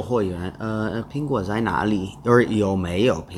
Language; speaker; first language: Chinese; non-native, learner; English